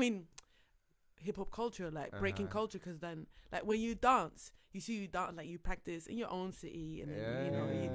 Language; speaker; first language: English; non-native, fluent; Dutch